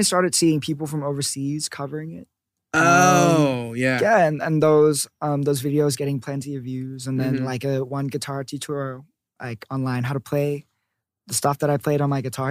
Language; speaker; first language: English; native; English